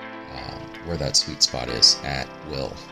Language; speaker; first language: English; native; English